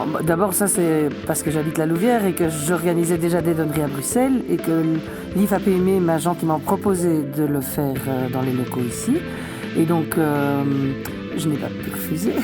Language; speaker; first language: French; native; French